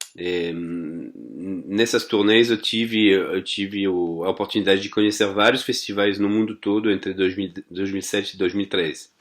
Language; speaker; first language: Portuguese; non-native, fluent; French